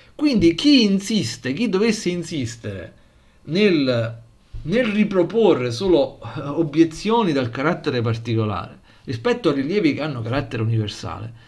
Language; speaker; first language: Italian; native; Italian